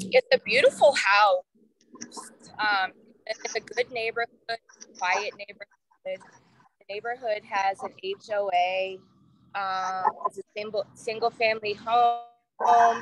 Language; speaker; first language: English; native; English